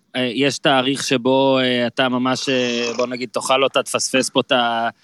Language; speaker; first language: Hebrew; native; Hebrew